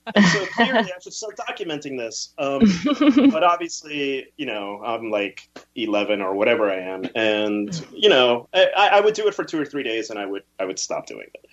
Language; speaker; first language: English; early bilingual, other home language; Spanish